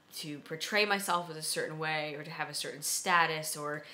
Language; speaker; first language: English; native; English